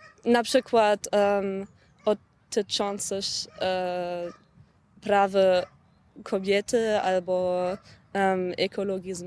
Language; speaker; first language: Polish; non-native, learner; German